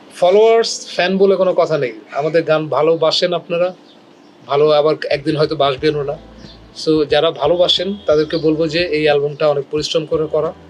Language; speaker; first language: Bangla; native; Bangla